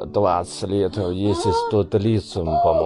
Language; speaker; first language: Russian; non-native, learner; Chinese